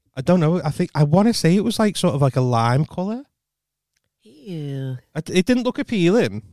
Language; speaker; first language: English; native; English